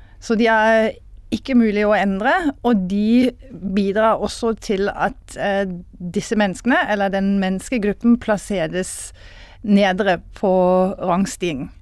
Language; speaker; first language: Norwegian; non-native, fluent; German